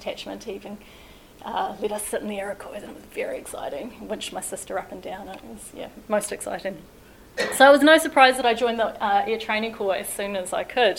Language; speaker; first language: English; native; English